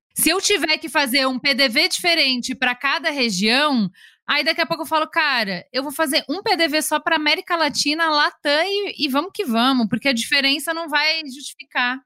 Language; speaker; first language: Portuguese; native; Portuguese